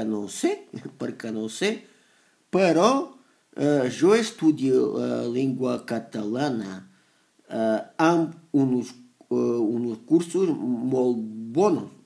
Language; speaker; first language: Catalan; non-native, learner; Spanish